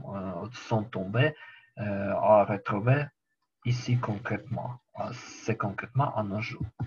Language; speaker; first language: French; non-native, learner; Ukrainian